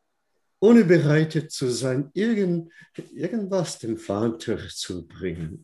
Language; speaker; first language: German; non-native, fluent; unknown